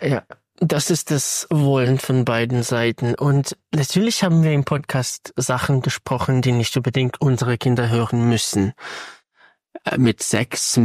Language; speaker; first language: German; non-native, fluent; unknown